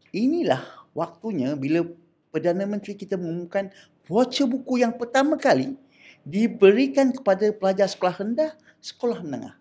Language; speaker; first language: Malay; native; Malay